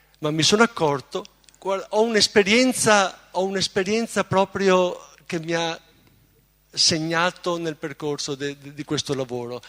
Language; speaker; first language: Italian; native; Italian